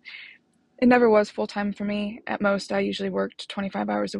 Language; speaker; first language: English; native; English